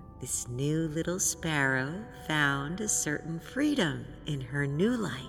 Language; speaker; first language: English; early bilingual, other home language; Spanish